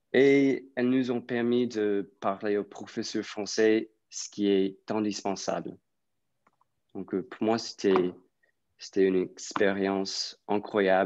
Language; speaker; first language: French; non-native, fluent; English